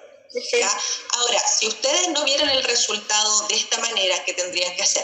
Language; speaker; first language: Spanish; native; Spanish